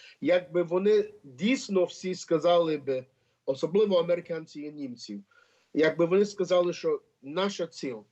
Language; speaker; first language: Ukrainian; early bilingual, heritage; Ukrainian